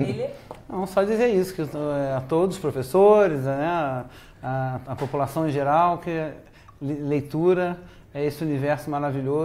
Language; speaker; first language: Portuguese; native; Portuguese